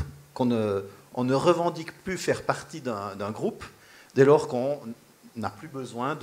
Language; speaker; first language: French; native; French